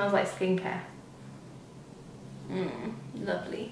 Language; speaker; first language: English; native; English